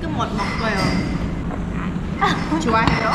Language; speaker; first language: Korean; non-native, learner; Vietnamese